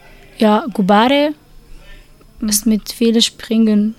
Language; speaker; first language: German; non-native, learner; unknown